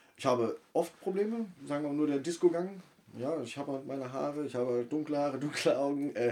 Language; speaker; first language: German; native; German